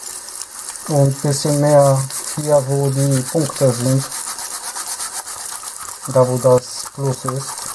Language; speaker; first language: German; non-native, learner; Polish